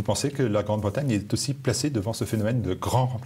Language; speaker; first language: French; native; French